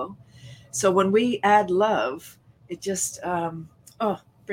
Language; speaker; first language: English; native; English